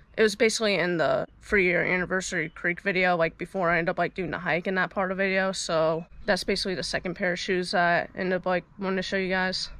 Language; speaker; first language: English; native; English